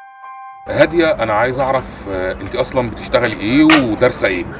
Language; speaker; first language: Arabic; native; Arabic